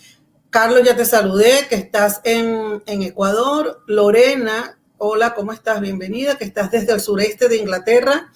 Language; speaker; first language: Spanish; native; Spanish